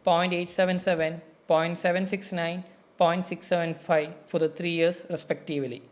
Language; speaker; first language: English; non-native, local second language; Malayalam